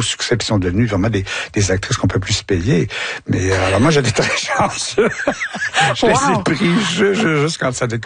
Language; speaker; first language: French; native; French